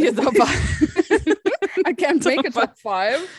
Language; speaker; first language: English; non-native, fluent; Norwegian